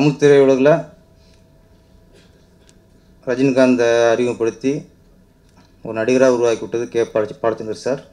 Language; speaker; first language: Tamil; native; Tamil